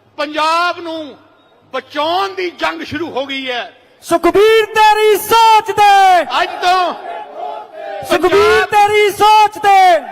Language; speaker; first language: Punjabi; native; Punjabi